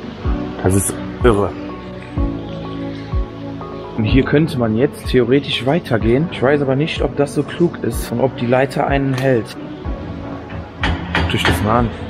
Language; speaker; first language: German; native; German